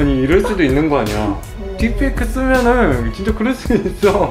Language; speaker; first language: Korean; native; Korean